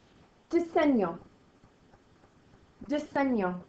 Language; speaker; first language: Spanish; non-native, fluent; English